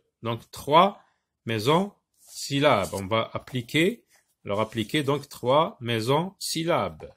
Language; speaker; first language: French; non-native, local second language; Arabic